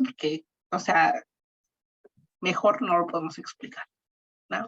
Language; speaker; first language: Spanish; native; Spanish